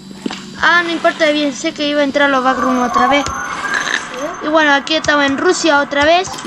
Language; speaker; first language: Spanish; native; Spanish